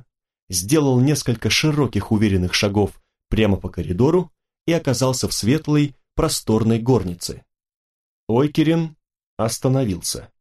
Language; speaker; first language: Russian; native; Russian